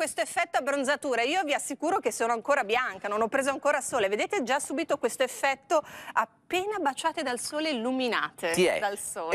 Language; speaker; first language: Italian; native; Italian